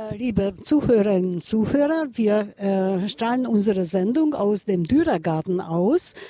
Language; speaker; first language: German; non-native, fluent; Hungarian